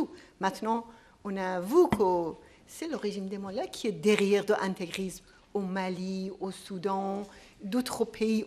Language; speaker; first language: French; non-native, fluent; Persian